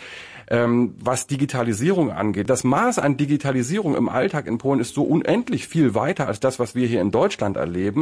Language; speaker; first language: German; native; German